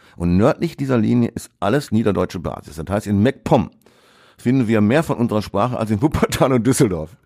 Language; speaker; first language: German; native; German